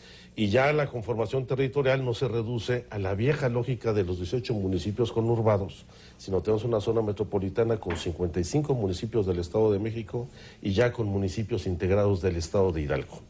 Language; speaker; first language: Spanish; native; Spanish